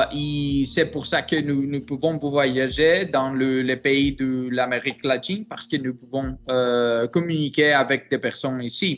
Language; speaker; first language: French; non-native, learner; Greek